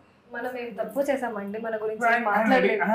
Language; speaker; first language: Telugu; non-native, learner; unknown